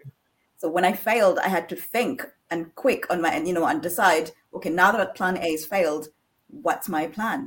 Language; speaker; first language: English; non-native, local second language; Ganda